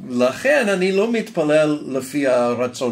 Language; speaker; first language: Hebrew; non-native, fluent; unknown